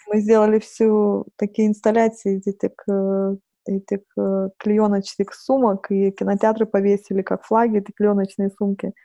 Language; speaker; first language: Russian; non-native, fluent; Lithuanian